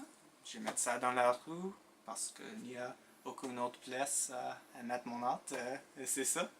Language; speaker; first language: French; non-native, local second language; English